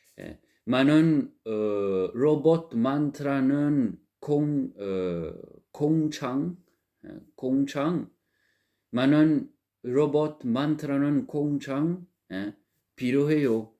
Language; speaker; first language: Korean; non-native, learner; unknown